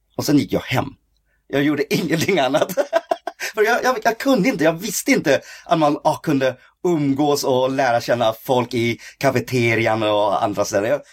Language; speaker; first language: Swedish; early bilingual, other home language; Cantonese